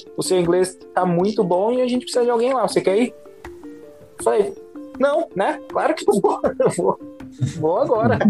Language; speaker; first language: Portuguese; native; Portuguese